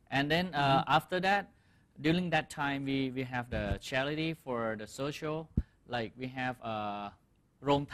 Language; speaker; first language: English; non-native, fluent; Thai